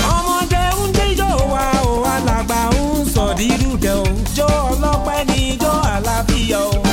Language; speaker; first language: Spanish; non-native, learner; Yoruba